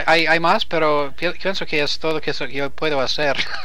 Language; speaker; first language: Spanish; non-native, learner; English